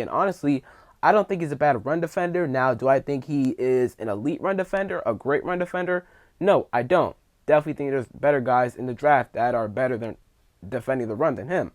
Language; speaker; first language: English; native; English